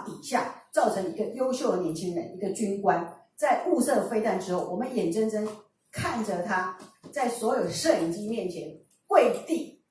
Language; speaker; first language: Chinese; native; Chinese